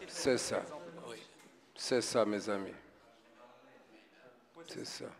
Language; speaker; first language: French; non-native, fluent; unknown